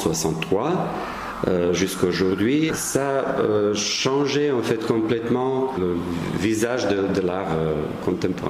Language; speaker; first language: French; non-native, fluent; Serbian